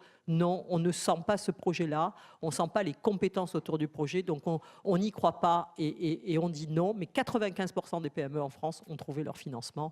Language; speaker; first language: French; native; French